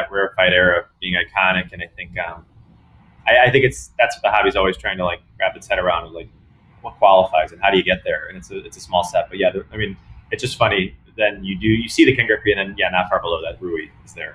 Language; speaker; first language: English; native; English